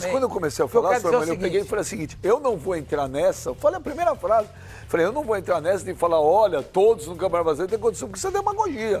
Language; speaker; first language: Portuguese; native; Portuguese